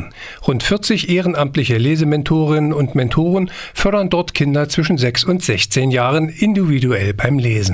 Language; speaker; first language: German; native; German